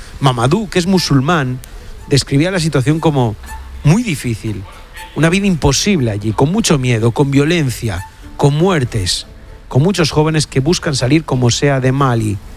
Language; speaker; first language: Spanish; native; Spanish